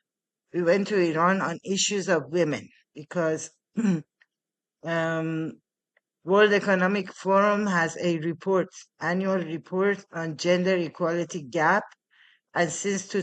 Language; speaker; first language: English; non-native, fluent; Persian